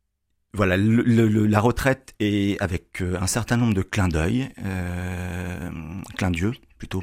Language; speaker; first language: French; native; French